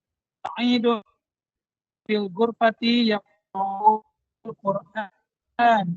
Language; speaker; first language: Arabic; non-native, learner; Indonesian